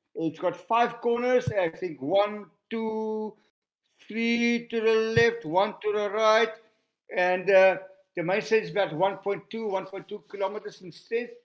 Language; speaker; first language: English; non-native, local second language; Afrikaans